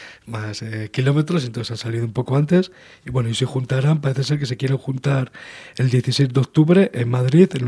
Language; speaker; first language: Spanish; native; Spanish